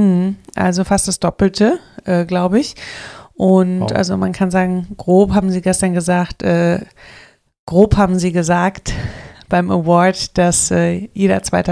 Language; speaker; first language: German; native; German